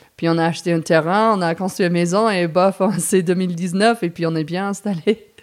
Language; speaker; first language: French; non-native, fluent; English